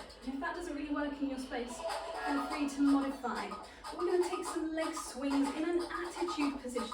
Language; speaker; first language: English; native; English